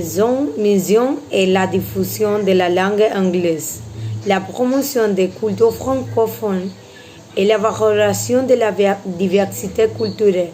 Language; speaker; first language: French; non-native, learner; Spanish